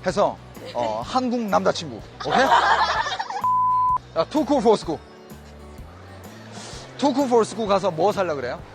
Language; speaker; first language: Korean; non-native, fluent; Chinese